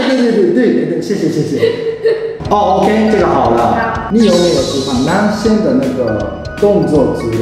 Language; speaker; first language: Chinese; non-native, fluent; Japanese